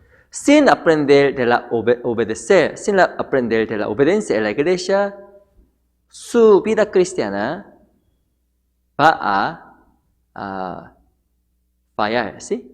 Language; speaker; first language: Spanish; non-native, fluent; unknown